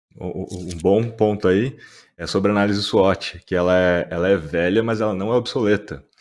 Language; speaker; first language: Portuguese; native; Portuguese